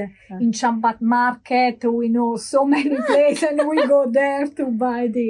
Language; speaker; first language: English; non-native, learner; Italian